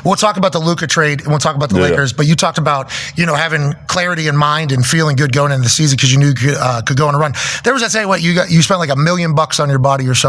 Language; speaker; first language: English; native; English